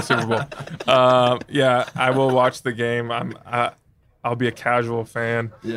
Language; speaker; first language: English; native; English